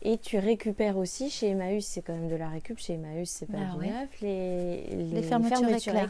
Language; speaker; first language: French; native; French